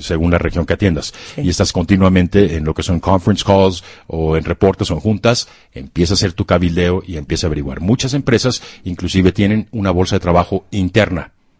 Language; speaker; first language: Spanish; native; Spanish